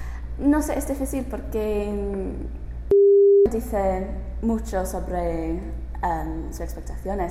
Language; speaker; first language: Spanish; non-native, learner; English